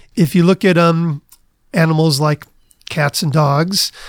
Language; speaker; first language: English; native; English